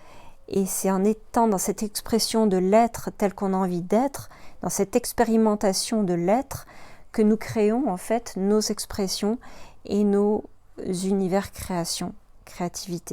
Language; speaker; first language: French; native; French